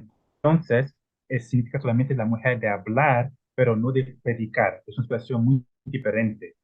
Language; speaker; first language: Spanish; non-native, learner; Italian